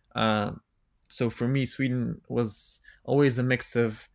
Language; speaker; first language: English; non-native, fluent; Bulgarian